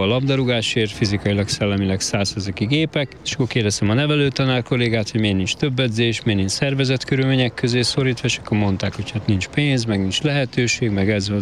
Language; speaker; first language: Hungarian; native; Hungarian